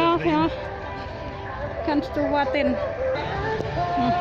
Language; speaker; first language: German; non-native, learner; Thai